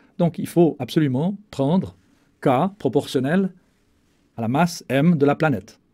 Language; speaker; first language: French; native; French